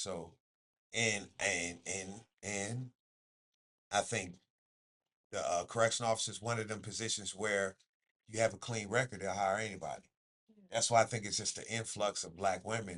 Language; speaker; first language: English; native; English